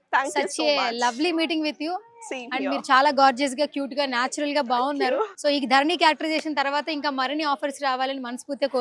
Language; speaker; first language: Telugu; native; Telugu